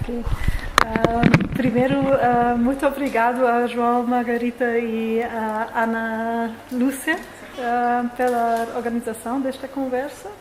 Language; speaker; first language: Portuguese; non-native, fluent; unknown